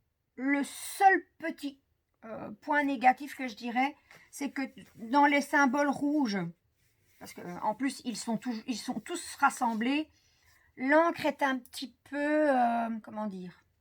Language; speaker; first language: French; native; French